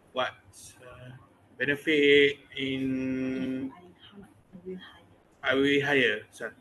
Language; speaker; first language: English; non-native, learner; Malay